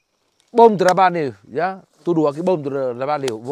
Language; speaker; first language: Portuguese; non-native, learner; Vietnamese